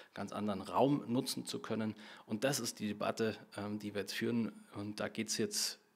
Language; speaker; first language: German; native; German